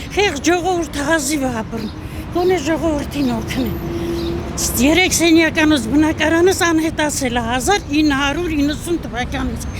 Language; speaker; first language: Armenian; native; Armenian